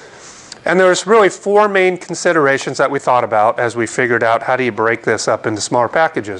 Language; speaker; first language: English; native; English